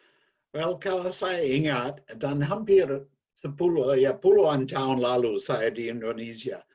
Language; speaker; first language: Indonesian; non-native, learner; English